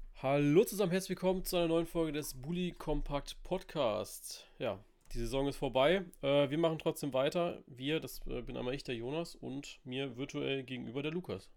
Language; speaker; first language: German; native; German